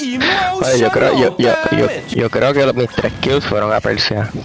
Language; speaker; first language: Spanish; native; Spanish